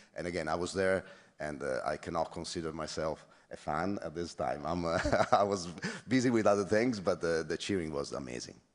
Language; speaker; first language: English; non-native, fluent; Italian